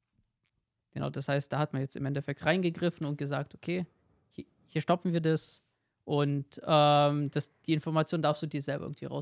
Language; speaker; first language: German; native; German